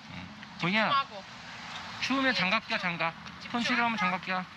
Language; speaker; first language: Korean; native; Korean